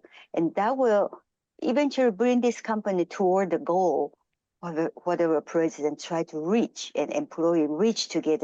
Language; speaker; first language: English; non-native, fluent; Japanese